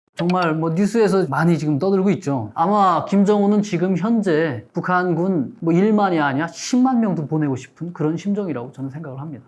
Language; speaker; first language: Korean; native; Korean